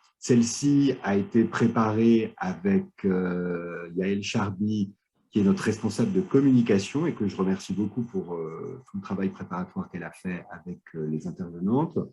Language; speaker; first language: French; native; French